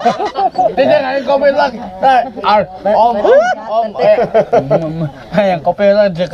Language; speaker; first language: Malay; non-native, local second language; Sundanese